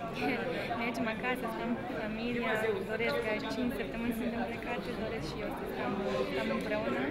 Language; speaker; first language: Romanian; non-native, local second language; Hungarian